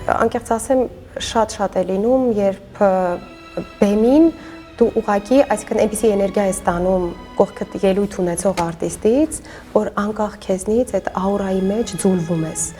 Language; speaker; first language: Armenian; native; Armenian